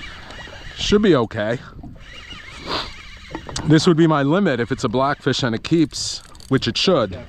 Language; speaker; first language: English; native; English